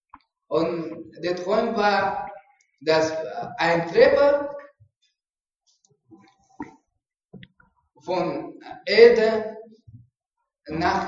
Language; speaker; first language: German; non-native, learner; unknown